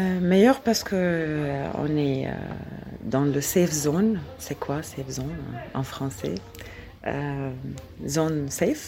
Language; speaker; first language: French; non-native, learner; Arabic